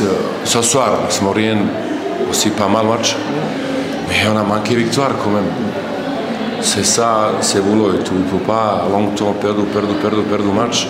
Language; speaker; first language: French; non-native, learner; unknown